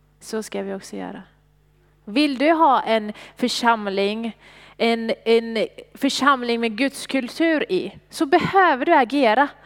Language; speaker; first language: Swedish; non-native, fluent; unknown